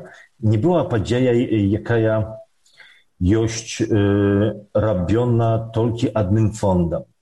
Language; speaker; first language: Polish; non-native, local second language; Belarusian